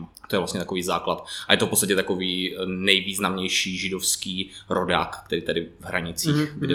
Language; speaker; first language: Czech; native; Czech